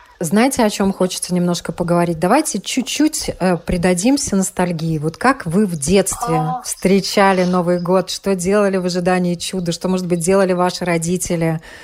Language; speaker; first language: Russian; native; Russian